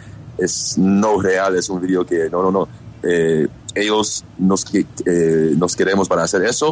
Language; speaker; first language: Spanish; non-native, learner; English